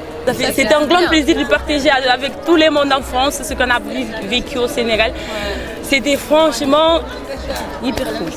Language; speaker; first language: French; non-native, fluent; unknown